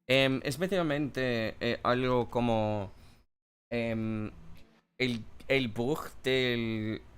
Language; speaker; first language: Spanish; non-native, learner; English